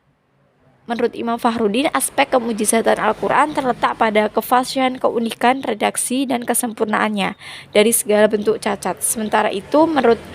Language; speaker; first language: Indonesian; native; Indonesian